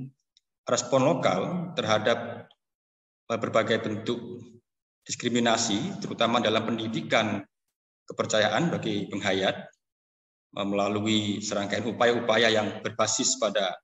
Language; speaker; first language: Indonesian; native; Indonesian